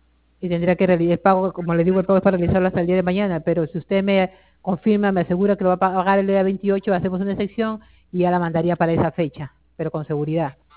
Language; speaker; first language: Spanish; native; Spanish